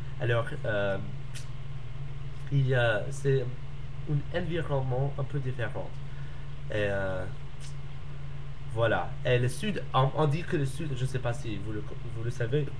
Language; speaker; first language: French; non-native, learner; English